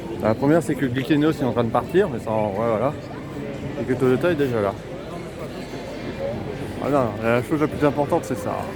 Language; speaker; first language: French; native; French